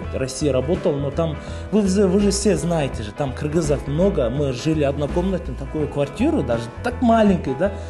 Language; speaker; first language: Russian; non-native, local second language; Kyrgyz